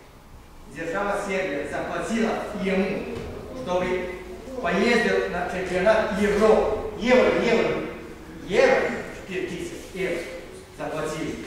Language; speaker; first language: Russian; non-native, learner; Serbian